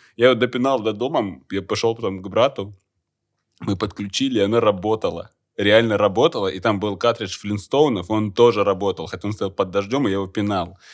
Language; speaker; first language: Russian; native; Russian